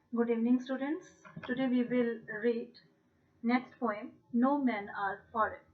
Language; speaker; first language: English; non-native, local second language; Punjabi